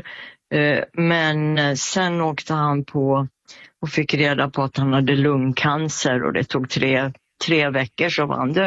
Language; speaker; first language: Swedish; native; Swedish